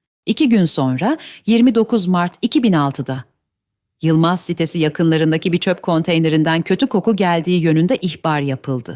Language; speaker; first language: Turkish; native; Turkish